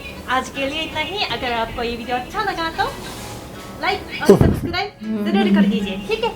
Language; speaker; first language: Hindi; non-native, fluent; Japanese